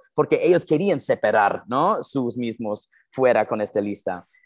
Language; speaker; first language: Spanish; non-native, fluent; English